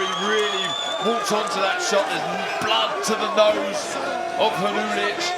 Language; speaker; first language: English; native; English